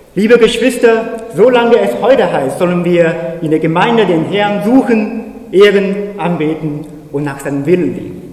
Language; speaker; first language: German; early bilingual, other home language; Chinese